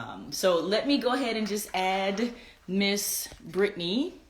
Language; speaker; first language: English; native; English